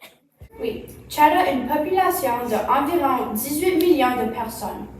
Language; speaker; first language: French; non-native, learner; English